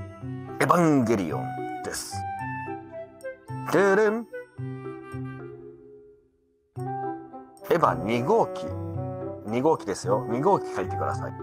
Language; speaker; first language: Japanese; native; Japanese